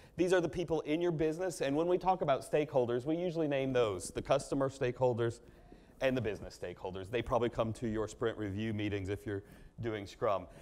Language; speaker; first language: English; native; English